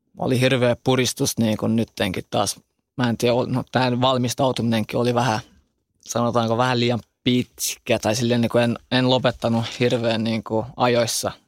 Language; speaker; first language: Finnish; early bilingual, other home language; Albanian